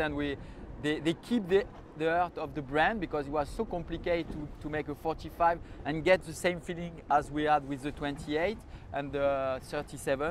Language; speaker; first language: English; non-native, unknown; French